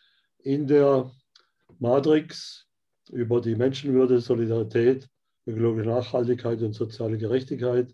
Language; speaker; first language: German; native; German